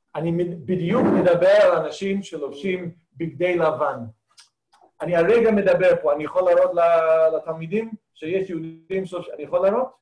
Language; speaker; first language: Hebrew; non-native, fluent; English